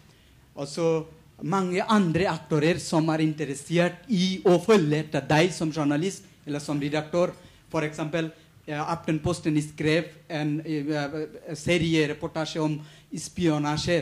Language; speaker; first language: Norwegian; non-native, learner; Bangla